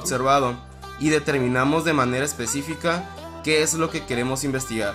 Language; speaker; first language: Spanish; native; Spanish